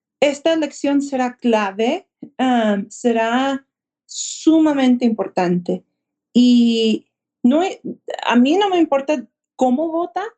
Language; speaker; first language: Spanish; early bilingual, heritage; Spanish